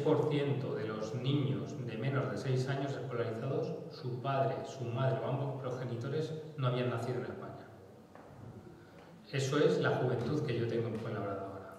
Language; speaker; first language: Spanish; native; Spanish